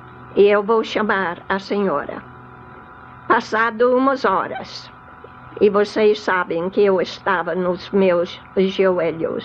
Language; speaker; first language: Portuguese; non-native, fluent; English